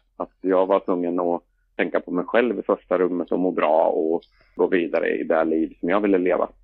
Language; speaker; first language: Swedish; native; Swedish